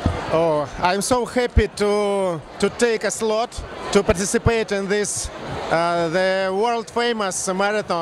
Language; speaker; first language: English; non-native, fluent; Russian